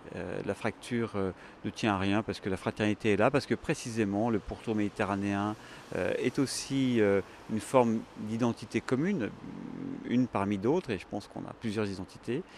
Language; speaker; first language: French; native; French